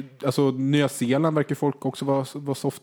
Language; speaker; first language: Swedish; native; Swedish